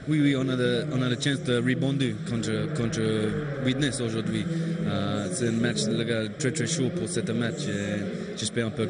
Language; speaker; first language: French; non-native, learner; English